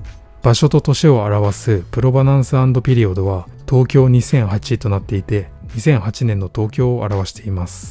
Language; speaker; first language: Japanese; native; Japanese